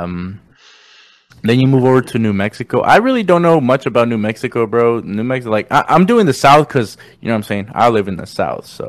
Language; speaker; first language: English; non-native, fluent; Spanish